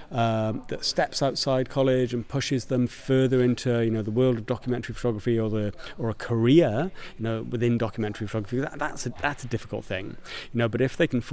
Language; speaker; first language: English; native; English